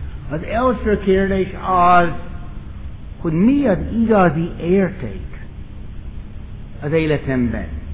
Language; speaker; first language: Hungarian; non-native, fluent; English